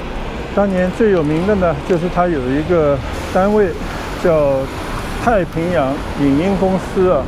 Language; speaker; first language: Chinese; non-native, local second language; Cantonese